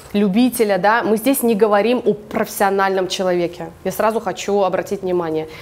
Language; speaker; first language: Russian; early bilingual, other home language; English